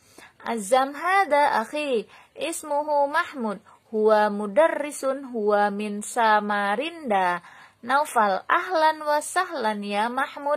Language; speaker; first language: Arabic; non-native, fluent; Indonesian